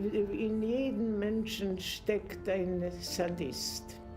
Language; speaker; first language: German; non-native, fluent; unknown